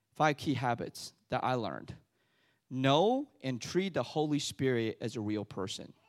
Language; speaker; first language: English; early bilingual, other home language; Chinese